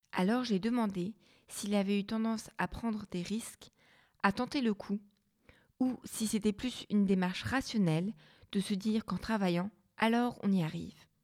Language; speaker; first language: French; native; French